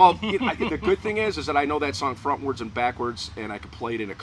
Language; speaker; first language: English; native; English